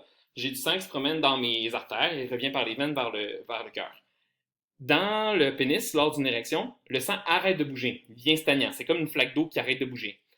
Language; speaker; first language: French; native; French